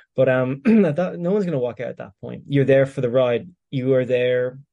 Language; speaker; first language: English; native; English